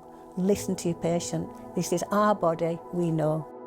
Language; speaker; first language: English; native; English